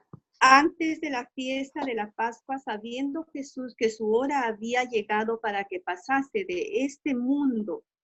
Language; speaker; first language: Spanish; native; Spanish